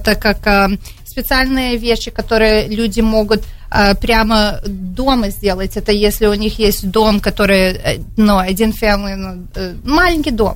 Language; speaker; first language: Russian; early bilingual, heritage; Russian